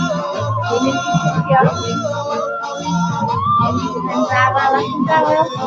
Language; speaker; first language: Welsh; non-native, learner; English